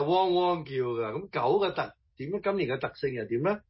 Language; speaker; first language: Chinese; early bilingual, heritage; Cantonese